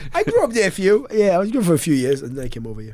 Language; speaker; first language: English; early bilingual, other home language; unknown